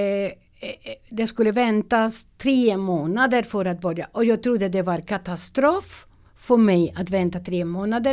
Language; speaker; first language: Swedish; non-native, learner; Spanish